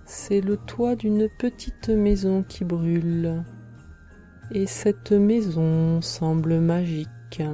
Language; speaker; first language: French; native; French